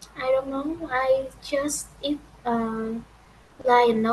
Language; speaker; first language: English; non-native, learner; Vietnamese